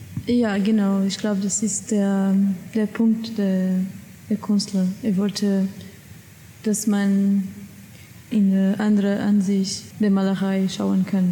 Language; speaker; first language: German; non-native, learner; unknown